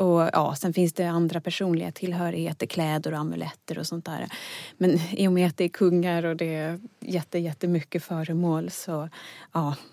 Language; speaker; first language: Swedish; native; Swedish